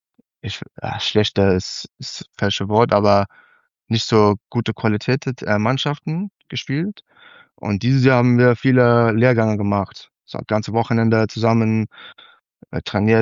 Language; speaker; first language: German; non-native, learner; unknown